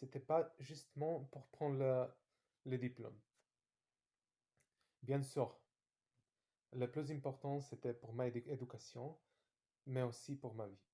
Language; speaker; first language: French; non-native, fluent; Serbian